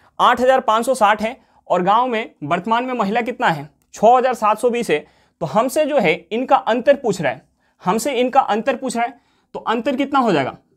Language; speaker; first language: Hindi; native; Hindi